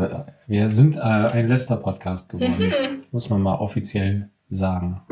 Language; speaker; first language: German; native; German